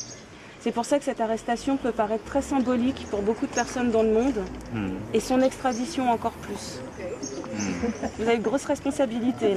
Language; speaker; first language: French; native; French